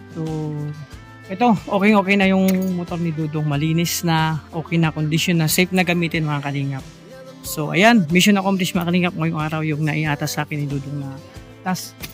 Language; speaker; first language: Filipino; non-native, local second language; Cebuano